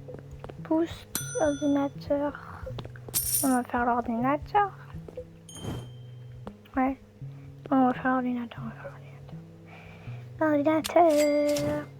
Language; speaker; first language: French; native; French